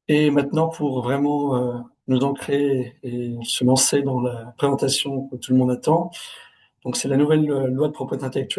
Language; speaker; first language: French; native; French